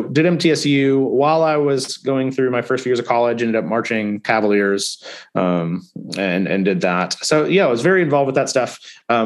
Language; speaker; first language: English; native; English